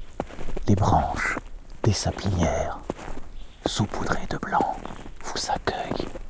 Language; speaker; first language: French; native; French